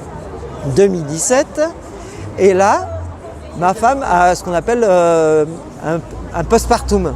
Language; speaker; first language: French; native; French